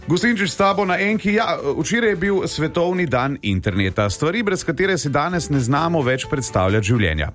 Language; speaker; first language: Slovenian; native; Slovenian